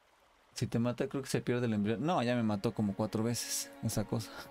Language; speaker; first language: Spanish; native; Spanish